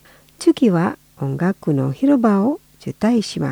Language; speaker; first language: Japanese; non-native, fluent; Indonesian